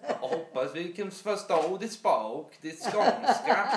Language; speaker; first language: Swedish; early bilingual, heritage; English